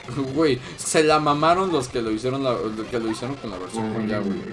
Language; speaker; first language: Spanish; native; Spanish